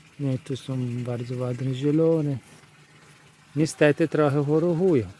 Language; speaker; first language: Polish; non-native, learner; Italian